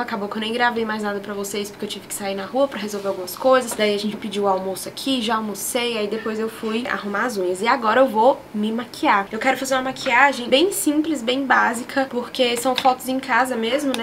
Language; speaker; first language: Portuguese; native; Portuguese